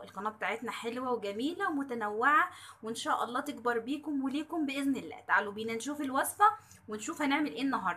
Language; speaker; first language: Arabic; native; Arabic